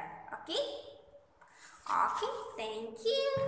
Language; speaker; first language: English; non-native, learner; Indonesian